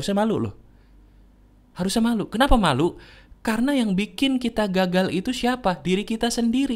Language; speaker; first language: Indonesian; native; Indonesian